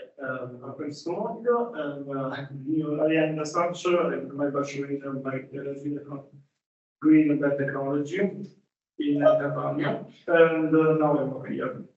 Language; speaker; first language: English; non-native, learner; Somali